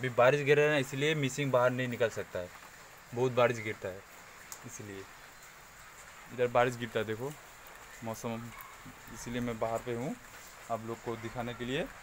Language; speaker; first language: Hindi; non-native, local second language; Malayalam